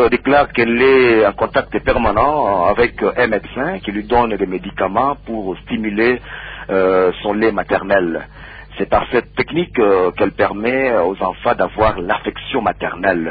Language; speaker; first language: French; non-native, local second language; Swahili